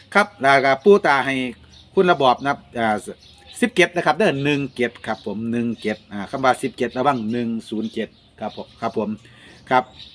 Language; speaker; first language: Thai; native; Thai